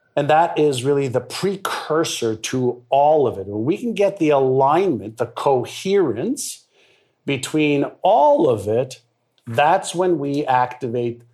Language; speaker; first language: English; non-native, fluent; Hebrew